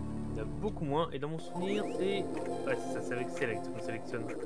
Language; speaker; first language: French; native; French